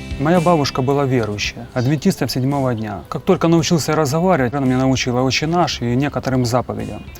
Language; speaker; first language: Russian; native; Russian